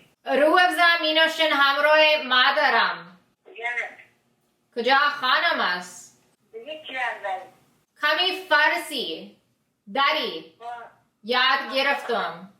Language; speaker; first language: Persian; non-native, learner; English